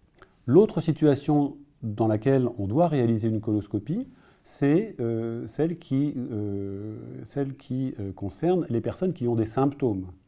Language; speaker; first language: French; native; French